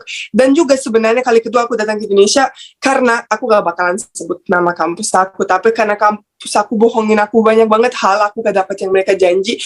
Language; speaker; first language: Indonesian; non-native, fluent; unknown